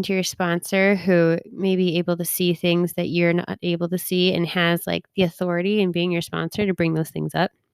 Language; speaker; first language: English; native; English